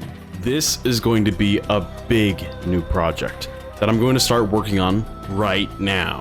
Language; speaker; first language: English; native; English